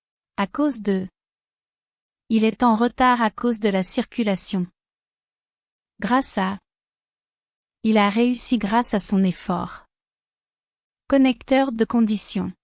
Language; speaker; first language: French; non-native, fluent; Spanish